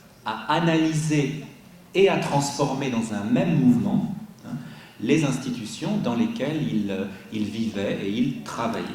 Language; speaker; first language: French; native; French